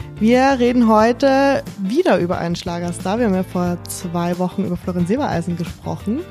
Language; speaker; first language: German; native; German